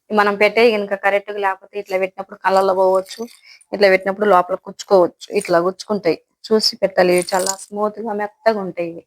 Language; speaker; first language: Telugu; non-native, local second language; Lambadi